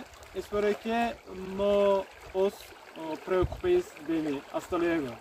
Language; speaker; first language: Spanish; non-native, learner; Turkish